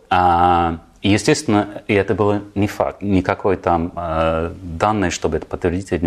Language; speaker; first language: Russian; non-native, fluent; English